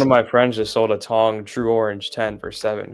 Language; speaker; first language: English; native; English